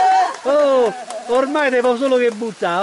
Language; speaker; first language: Italian; native; Italian